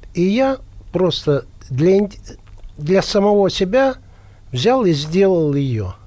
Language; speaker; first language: Russian; native; Russian